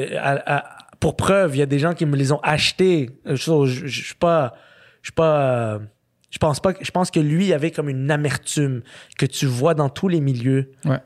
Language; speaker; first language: French; early bilingual, other home language; Arabic